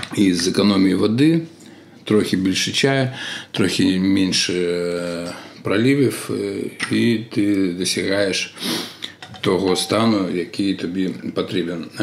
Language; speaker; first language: Ukrainian; non-native, local second language; Russian